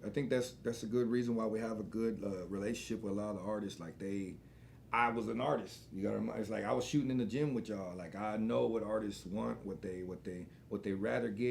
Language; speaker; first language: English; native; English